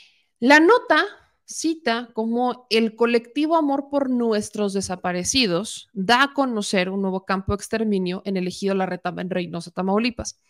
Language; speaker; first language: Spanish; native; Spanish